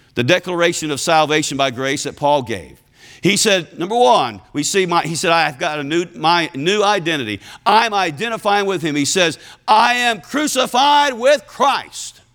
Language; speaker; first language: English; native; English